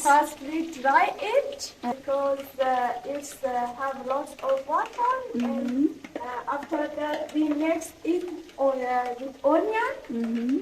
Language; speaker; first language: English; non-native, learner; Persian